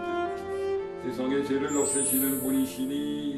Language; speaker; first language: Korean; non-native, fluent; French